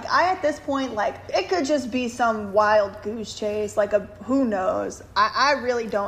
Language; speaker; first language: English; native; English